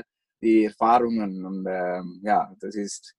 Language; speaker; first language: German; non-native, fluent; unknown